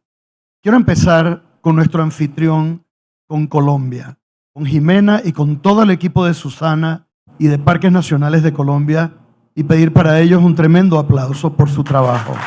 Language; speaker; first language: Spanish; native; Spanish